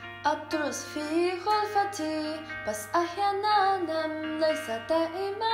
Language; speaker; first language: Arabic; non-native, learner; English